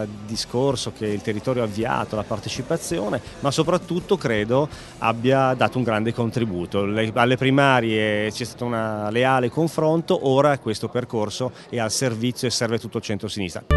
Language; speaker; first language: Italian; native; Italian